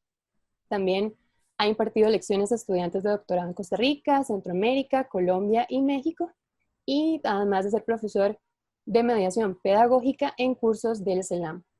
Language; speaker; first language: Spanish; native; Spanish